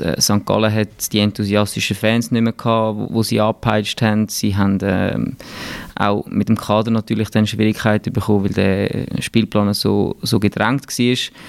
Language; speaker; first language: German; native; German